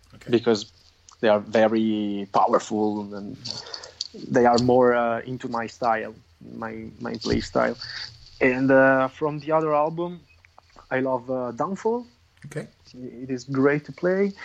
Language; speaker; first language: English; non-native, fluent; Italian